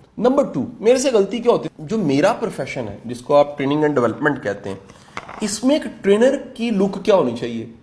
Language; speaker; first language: Urdu; non-native, local second language; Punjabi